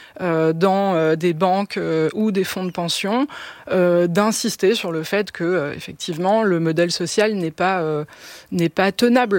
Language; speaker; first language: French; native; French